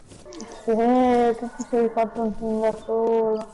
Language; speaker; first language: Italian; native; Italian